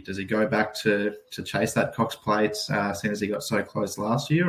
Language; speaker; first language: English; native; English